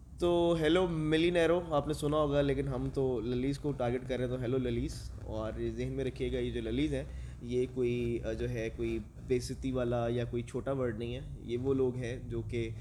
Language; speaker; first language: Urdu; native; Urdu